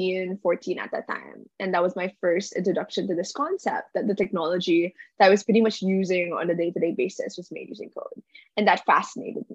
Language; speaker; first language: English; non-native, local second language; Filipino